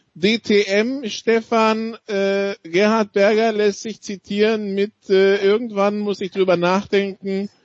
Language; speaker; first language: German; native; German